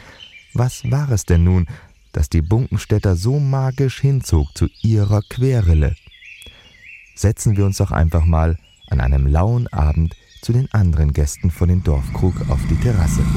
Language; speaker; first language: German; native; German